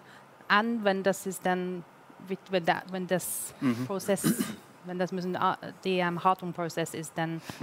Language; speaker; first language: German; non-native, learner; English